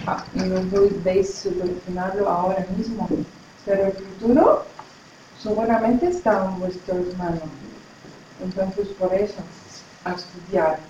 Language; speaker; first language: Spanish; non-native, fluent; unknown